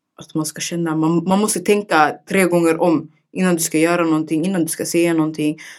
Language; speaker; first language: Swedish; early bilingual, other home language; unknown